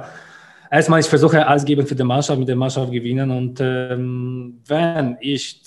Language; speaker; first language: German; non-native, learner; Polish